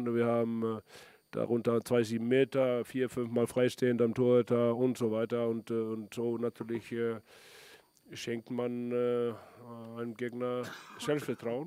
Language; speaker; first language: German; non-native, fluent; Icelandic